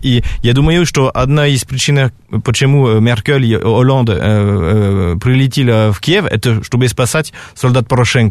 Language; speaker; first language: Russian; non-native, fluent; French